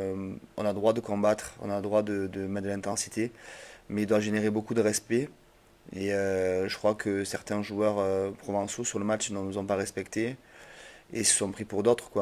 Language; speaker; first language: French; native; French